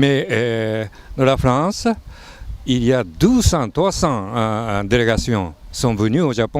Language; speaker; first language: French; non-native, fluent; Japanese